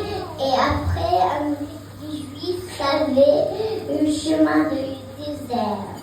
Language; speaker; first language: French; early bilingual, heritage; French